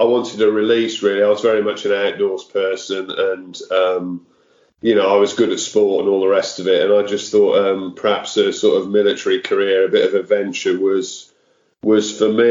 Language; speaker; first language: English; native; English